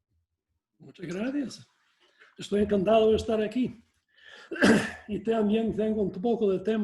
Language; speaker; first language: Spanish; non-native, fluent; English